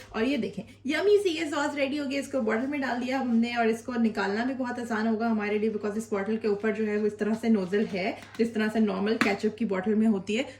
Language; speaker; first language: Hindi; native; Hindi